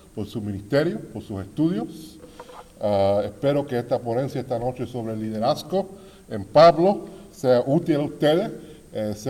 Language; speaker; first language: Spanish; early bilingual, heritage; Spanish